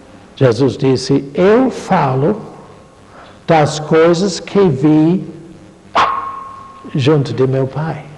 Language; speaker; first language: Portuguese; non-native, fluent; English